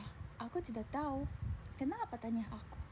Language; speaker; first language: Indonesian; non-native, learner; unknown